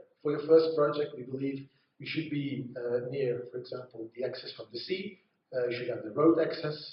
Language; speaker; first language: English; non-native, fluent; Dutch